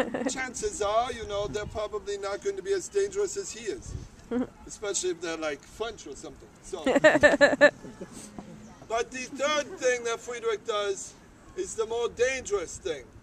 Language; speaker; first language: English; native; English